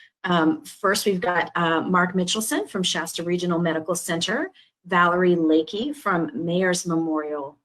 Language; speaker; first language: English; native; English